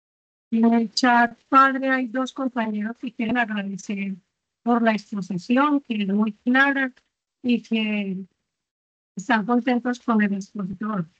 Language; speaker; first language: Spanish; native; Spanish